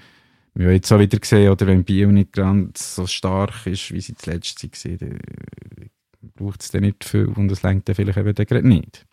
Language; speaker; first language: German; native; German